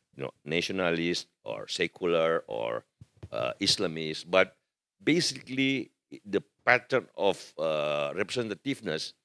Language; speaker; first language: English; non-native, fluent; Indonesian